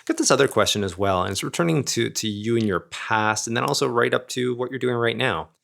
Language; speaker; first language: English; native; English